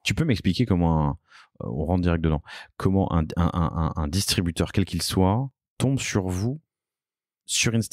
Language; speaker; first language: French; native; French